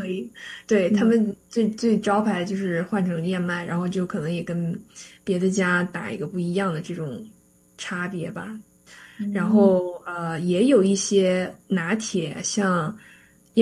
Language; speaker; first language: Chinese; native; Chinese